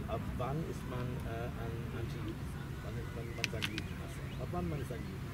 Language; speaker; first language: German; non-native, fluent; English